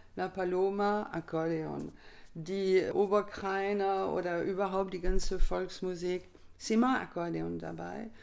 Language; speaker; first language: German; non-native, fluent; French